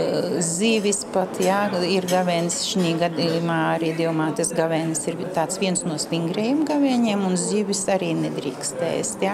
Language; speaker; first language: Latvian; non-native, local second language; Russian